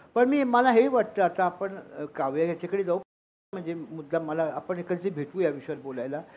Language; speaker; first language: Marathi; native; Marathi